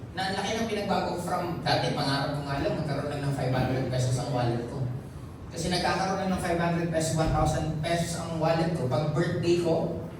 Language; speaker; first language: Filipino; non-native, local second language; Bikol